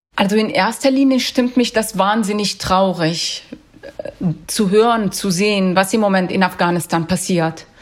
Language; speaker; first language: German; early bilingual, other home language; Persian